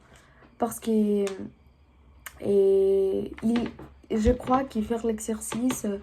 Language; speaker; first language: French; non-native, learner; Spanish